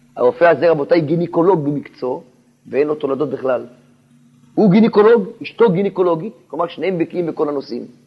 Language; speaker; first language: Hebrew; native; Hebrew